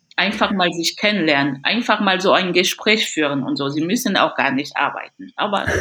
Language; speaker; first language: German; non-native, fluent; French